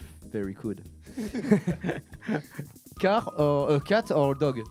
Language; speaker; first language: English; non-native, learner; French